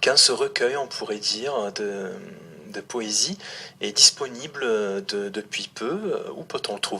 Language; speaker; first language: French; native; French